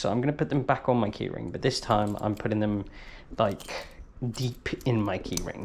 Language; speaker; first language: English; native; English